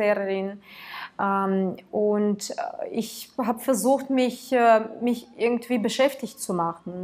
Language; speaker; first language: German; non-native, fluent; Tatar